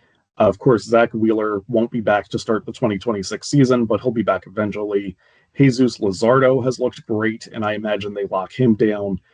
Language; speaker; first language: English; native; English